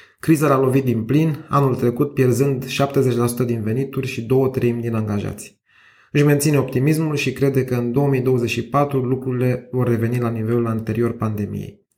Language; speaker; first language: Romanian; native; Romanian